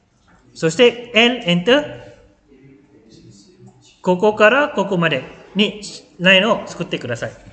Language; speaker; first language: Japanese; non-native, fluent; Malay